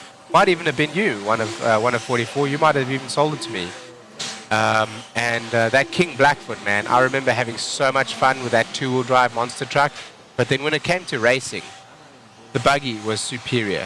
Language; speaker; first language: English; native; English